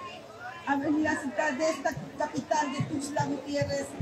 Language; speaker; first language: Spanish; native; Spanish